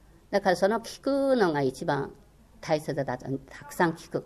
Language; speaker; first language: Japanese; non-native, fluent; Chinese